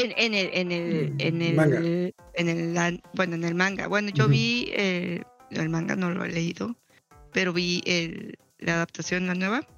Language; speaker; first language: Spanish; native; Spanish